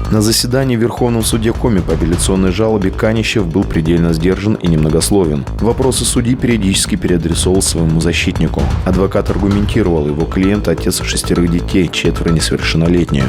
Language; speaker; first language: Russian; native; Russian